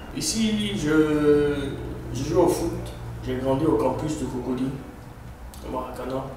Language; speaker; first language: French; non-native, local second language; Arabic